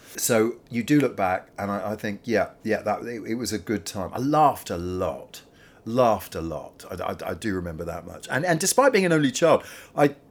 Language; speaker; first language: English; native; English